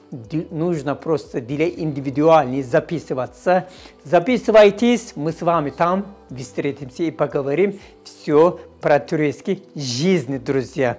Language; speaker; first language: Russian; non-native, learner; Turkish